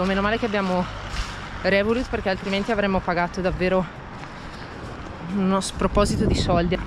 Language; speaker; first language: Italian; native; Italian